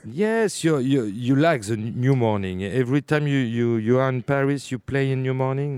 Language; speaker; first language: English; non-native, learner; French